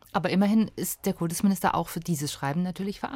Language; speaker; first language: German; native; German